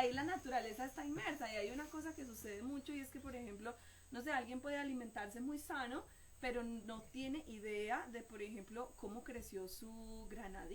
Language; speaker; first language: Spanish; native; Spanish